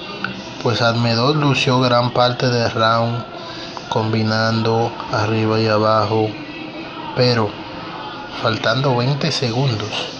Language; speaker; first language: Spanish; native; Spanish